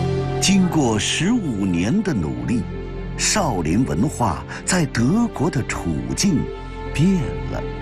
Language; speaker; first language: Chinese; native; Chinese